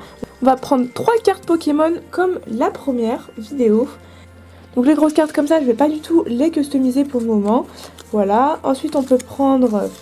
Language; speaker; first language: French; native; French